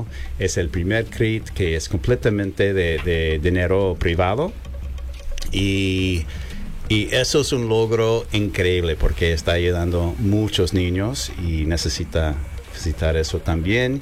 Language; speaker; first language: Spanish; non-native, fluent; English